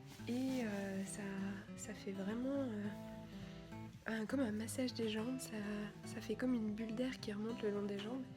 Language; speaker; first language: French; native; French